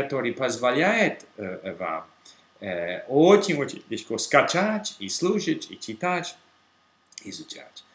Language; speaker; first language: Russian; non-native, learner; English